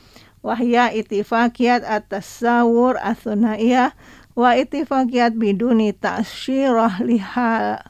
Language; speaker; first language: Arabic; non-native, fluent; Indonesian